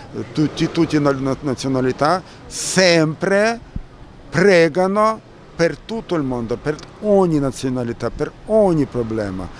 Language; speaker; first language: Italian; non-native, fluent; Russian